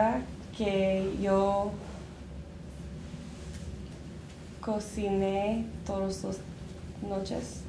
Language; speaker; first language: Spanish; non-native, learner; English